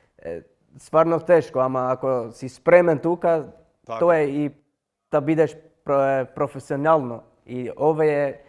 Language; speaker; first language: Macedonian; non-native, learner; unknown